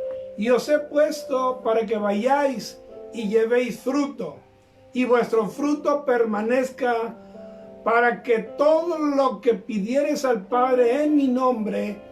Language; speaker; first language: Spanish; native; Spanish